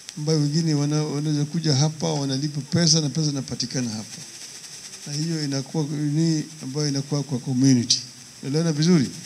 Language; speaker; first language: Swahili; non-native, local second language; Luo (Kenya and Tanzania)